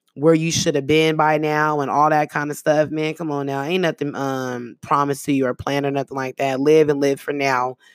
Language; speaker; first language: English; early bilingual, other home language; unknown